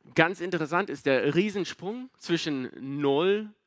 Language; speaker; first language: German; non-native, fluent; English